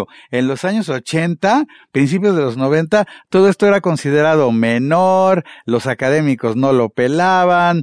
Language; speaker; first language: Spanish; native; Spanish